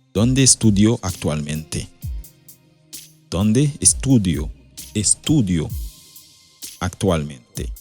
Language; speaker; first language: Spanish; non-native, fluent; Haitian Creole